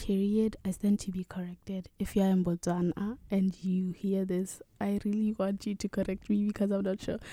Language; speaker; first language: English; non-native, local second language; Tswana